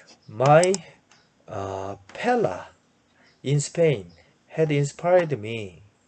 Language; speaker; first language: English; non-native, fluent; Korean